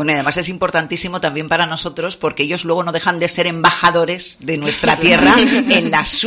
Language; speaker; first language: Spanish; native; Spanish